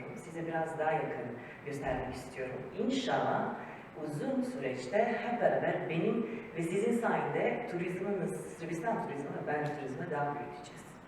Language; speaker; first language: Turkish; early bilingual, heritage; Serbian